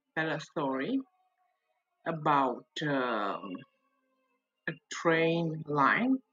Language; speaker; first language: English; non-native, learner; Italian